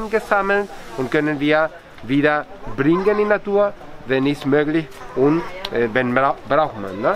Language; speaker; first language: German; non-native, fluent; Spanish